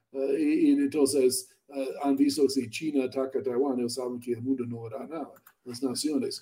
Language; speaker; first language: Spanish; non-native, learner; English